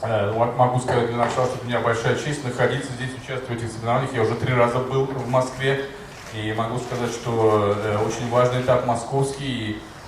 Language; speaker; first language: Russian; native; Russian